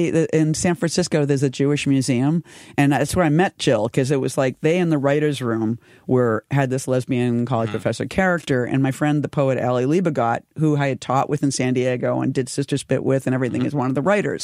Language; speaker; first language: English; native; English